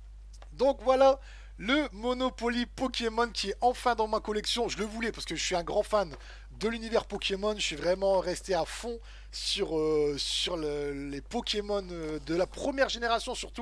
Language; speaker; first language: French; native; French